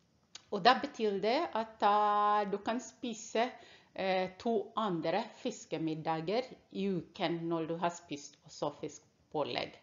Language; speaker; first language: Norwegian; non-native, fluent; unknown